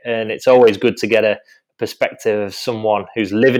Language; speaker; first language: English; native; English